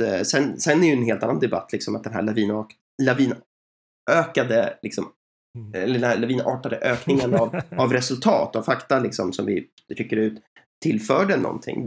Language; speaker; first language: Swedish; native; Swedish